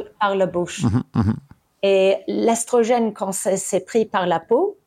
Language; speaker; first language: French; early bilingual, heritage; English